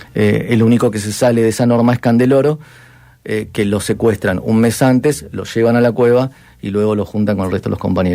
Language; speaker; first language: Spanish; native; Spanish